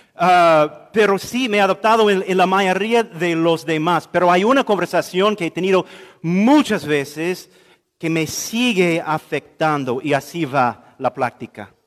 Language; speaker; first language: Spanish; non-native, fluent; English